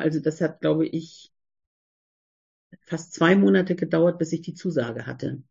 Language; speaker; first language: German; native; German